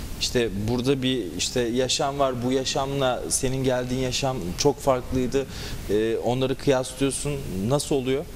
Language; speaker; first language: Turkish; native; Turkish